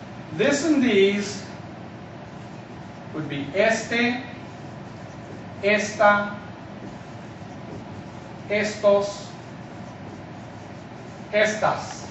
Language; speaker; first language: Spanish; non-native, fluent; English